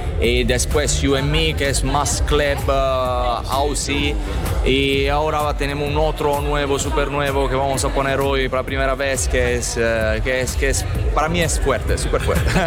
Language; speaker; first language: Spanish; non-native, learner; Italian